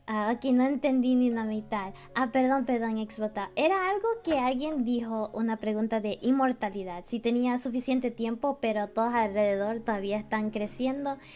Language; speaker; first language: Spanish; non-native, learner; English